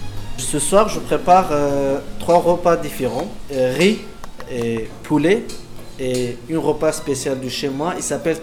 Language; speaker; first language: French; non-native, learner; Kurdish